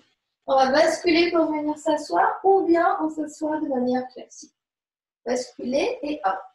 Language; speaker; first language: French; native; French